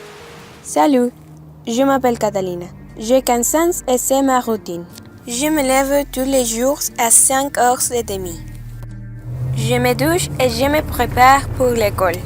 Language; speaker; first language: French; non-native, learner; Spanish